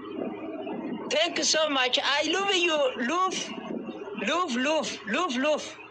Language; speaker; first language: English; non-native, learner; Oromo